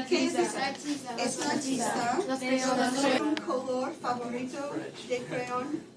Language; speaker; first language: Spanish; non-native, fluent; English